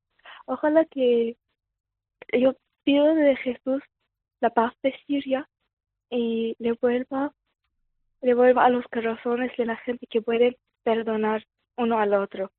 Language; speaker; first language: Spanish; non-native, fluent; Arabic